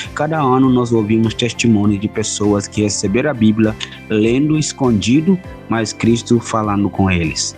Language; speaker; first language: Portuguese; non-native, fluent; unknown